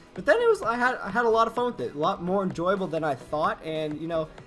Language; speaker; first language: English; native; English